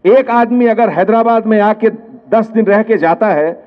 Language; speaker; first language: Hindi; non-native, local second language; Telugu